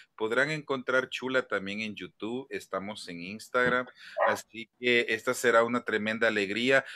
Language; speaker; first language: Spanish; native; Spanish